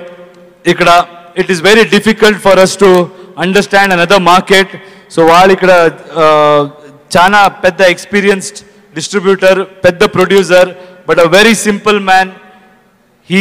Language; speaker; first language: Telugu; non-native, learner; Kannada